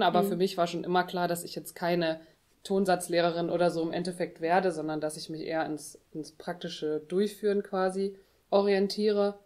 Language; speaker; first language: German; native; German